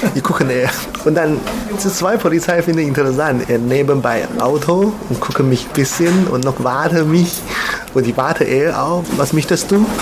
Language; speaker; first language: German; non-native, learner; Chinese